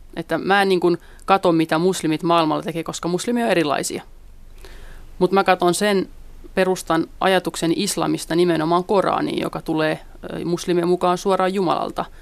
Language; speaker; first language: Finnish; early bilingual, other home language; Central Kurdish